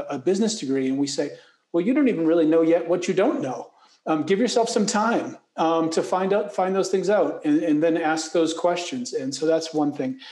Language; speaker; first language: English; native; English